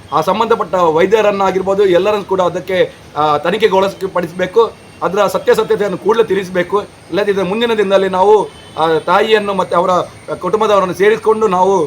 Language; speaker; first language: Kannada; non-native, local second language; Tulu